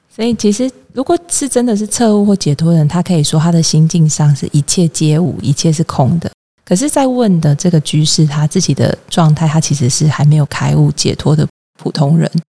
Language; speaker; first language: Chinese; native; Chinese